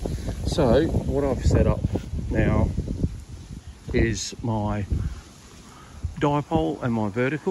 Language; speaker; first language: English; native; English